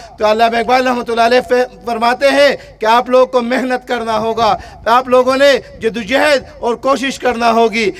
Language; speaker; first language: Urdu; non-native, local second language; Pashto